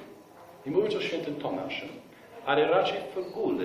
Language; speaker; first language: Polish; non-native, fluent; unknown